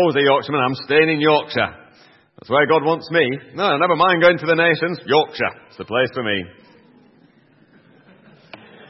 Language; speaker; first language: English; native; English